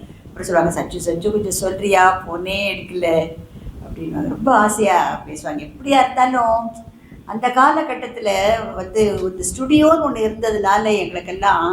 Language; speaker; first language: Tamil; native; Tamil